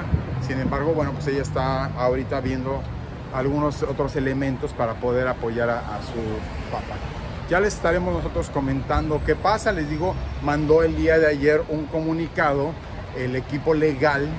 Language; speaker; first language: Spanish; native; Spanish